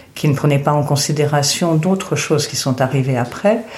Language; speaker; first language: French; native; French